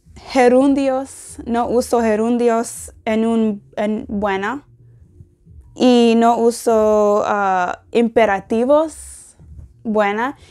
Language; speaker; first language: Spanish; non-native, learner; English